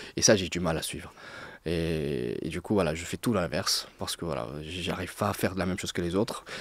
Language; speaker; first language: French; non-native, fluent; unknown